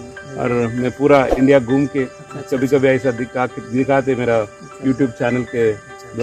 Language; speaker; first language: Hindi; non-native, local second language; Telugu